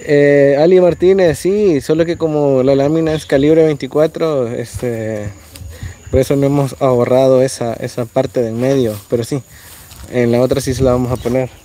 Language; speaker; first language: Spanish; native; Spanish